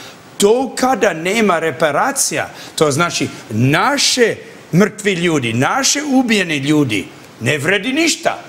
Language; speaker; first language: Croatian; early bilingual, heritage; English